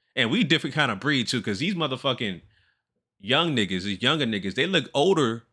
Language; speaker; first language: English; native; English